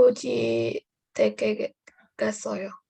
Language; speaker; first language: Korean; non-native, learner; Indonesian